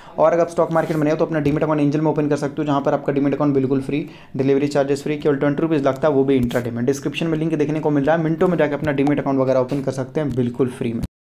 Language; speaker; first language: Hindi; native; Hindi